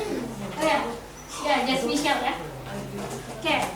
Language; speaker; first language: English; non-native, fluent; Indonesian